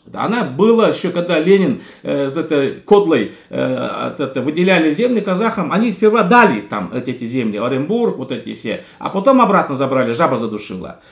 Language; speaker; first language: Russian; non-native, local second language; Kazakh